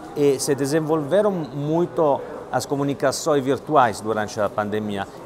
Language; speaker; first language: Portuguese; non-native, fluent; Italian